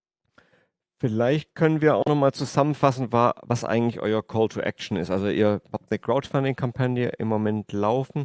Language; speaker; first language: German; native; German